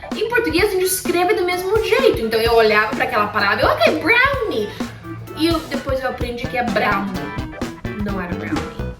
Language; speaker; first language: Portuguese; non-native, fluent; English